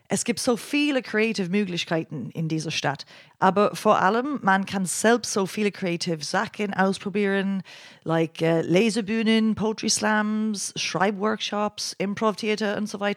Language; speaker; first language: German; non-native, learner; English